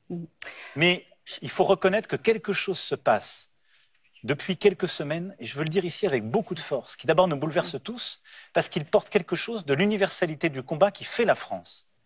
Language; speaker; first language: French; native; French